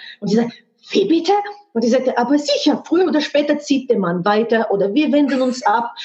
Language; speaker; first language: German; non-native, fluent; Russian